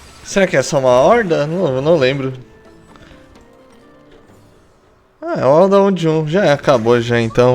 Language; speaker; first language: Portuguese; native; Portuguese